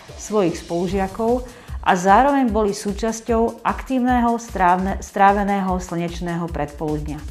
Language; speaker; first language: Slovak; native; Slovak